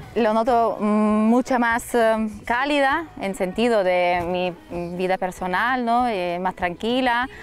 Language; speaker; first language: Spanish; non-native, fluent; Lithuanian